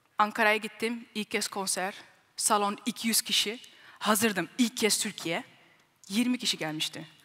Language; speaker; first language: Turkish; early bilingual, heritage; Turkish